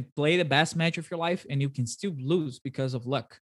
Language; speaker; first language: English; non-native, fluent; Portuguese